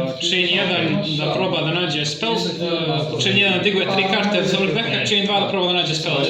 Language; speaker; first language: Bosnian; native; Bosnian